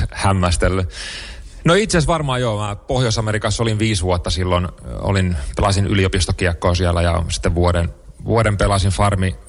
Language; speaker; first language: Finnish; native; Finnish